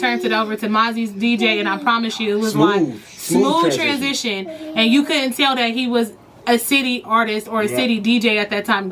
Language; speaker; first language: English; native; English